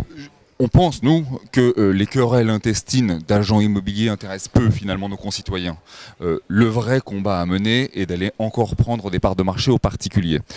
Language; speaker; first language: French; native; French